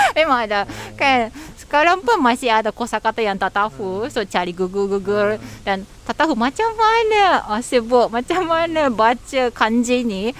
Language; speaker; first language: Malay; non-native, fluent; Japanese